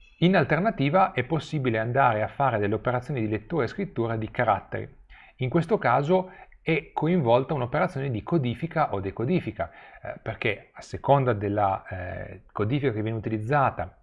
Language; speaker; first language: Italian; native; Italian